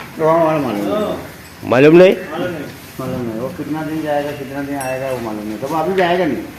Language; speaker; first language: Hindi; non-native, local second language; Bangla